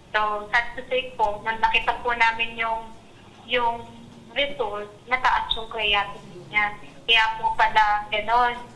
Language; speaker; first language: Filipino; native; Filipino